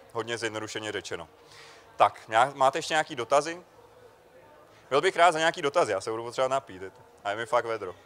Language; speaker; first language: Czech; native; Czech